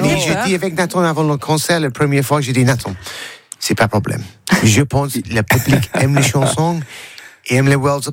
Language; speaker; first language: French; non-native, learner; English